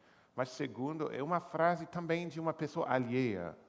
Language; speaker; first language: Portuguese; non-native, fluent; English